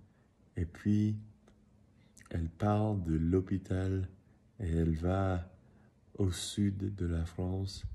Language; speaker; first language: French; non-native, learner; English